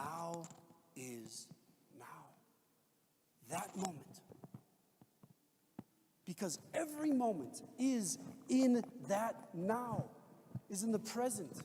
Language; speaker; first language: English; native; English